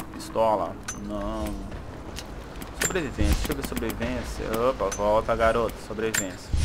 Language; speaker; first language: Portuguese; native; Portuguese